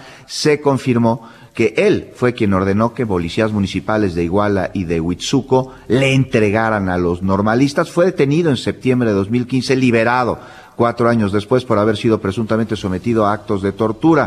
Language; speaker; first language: Spanish; native; Spanish